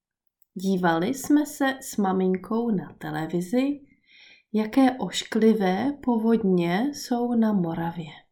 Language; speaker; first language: Czech; native; Czech